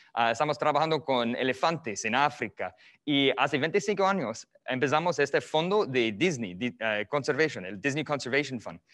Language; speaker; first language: Spanish; non-native, fluent; English